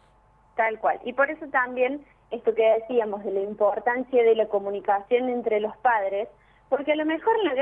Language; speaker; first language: Spanish; native; Spanish